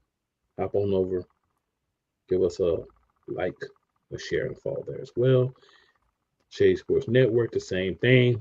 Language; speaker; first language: English; native; English